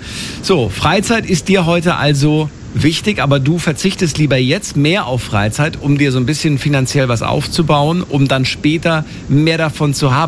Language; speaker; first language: German; native; German